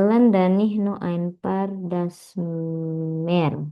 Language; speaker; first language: German; non-native, learner; Indonesian